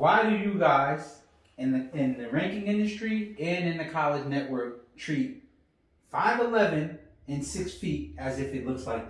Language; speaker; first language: English; native; English